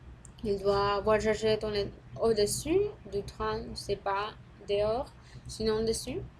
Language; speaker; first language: French; non-native, learner; Spanish